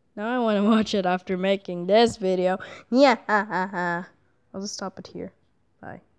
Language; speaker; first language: English; non-native, fluent; Indonesian